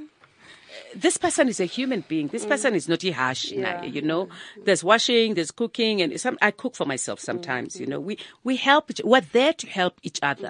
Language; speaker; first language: English; non-native, local second language; Zulu